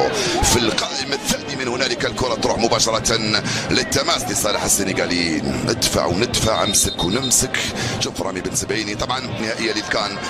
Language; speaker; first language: Arabic; native; Arabic